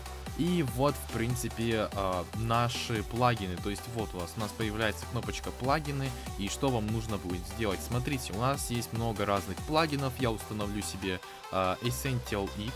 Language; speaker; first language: Russian; native; Russian